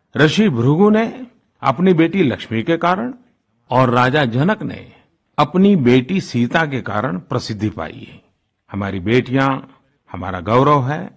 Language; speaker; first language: Hindi; non-native, local second language; Gujarati